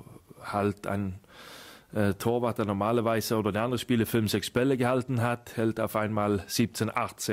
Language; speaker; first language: German; non-native, fluent; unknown